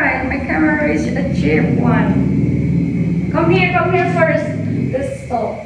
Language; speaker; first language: English; non-native, fluent; Indonesian